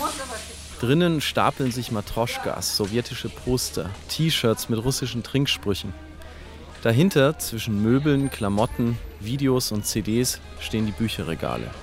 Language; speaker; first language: German; native; German